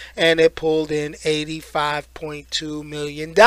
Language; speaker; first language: English; native; English